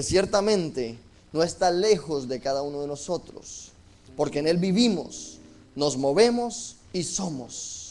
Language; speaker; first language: Spanish; native; Spanish